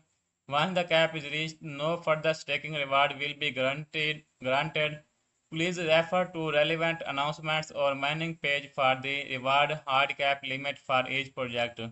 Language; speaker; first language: English; non-native, learner; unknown